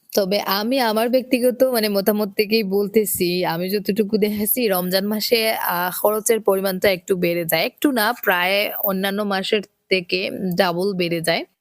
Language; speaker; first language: Bangla; native; Bangla